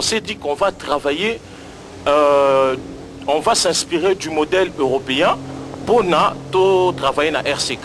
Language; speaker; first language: French; non-native, local second language; Lingala